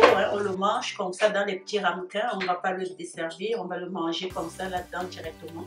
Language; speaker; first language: French; native; French